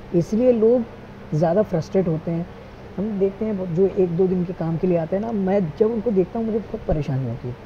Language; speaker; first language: Hindi; non-native, local second language; Gujarati